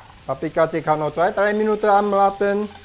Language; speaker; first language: German; non-native, learner; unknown